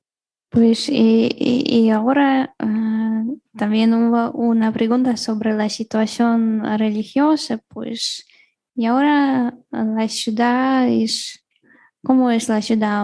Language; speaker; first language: Spanish; non-native, fluent; Russian